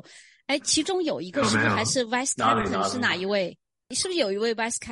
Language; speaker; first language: Chinese; native; Chinese